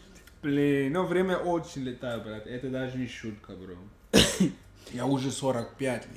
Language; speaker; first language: Russian; non-native, learner; English